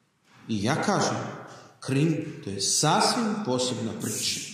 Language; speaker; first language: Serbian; non-native, learner; Russian